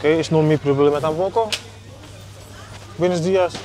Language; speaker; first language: Spanish; non-native, learner; Papiamento